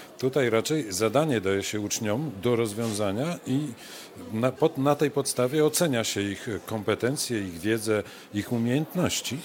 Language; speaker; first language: Polish; native; Polish